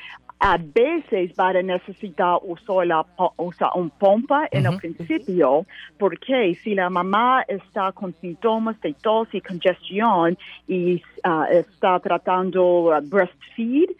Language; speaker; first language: Spanish; non-native, learner; English